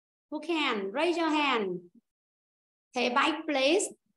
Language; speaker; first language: English; non-native, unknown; Vietnamese